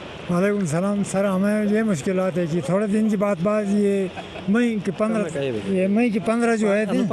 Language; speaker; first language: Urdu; non-native, local second language; Shina